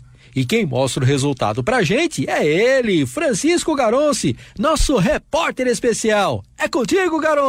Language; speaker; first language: Portuguese; native; Portuguese